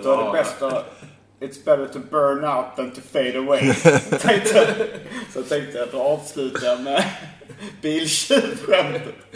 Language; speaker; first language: Swedish; native; Swedish